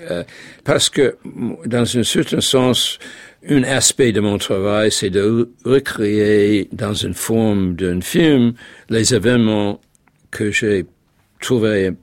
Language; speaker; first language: French; non-native, fluent; English